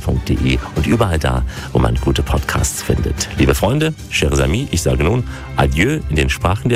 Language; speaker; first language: German; native; German